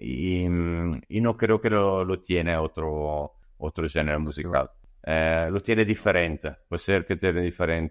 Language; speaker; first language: Spanish; non-native, learner; Italian